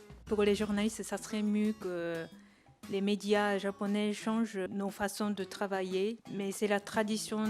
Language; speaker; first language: French; non-native, fluent; Japanese